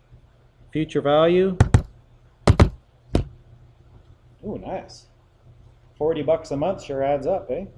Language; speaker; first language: English; native; English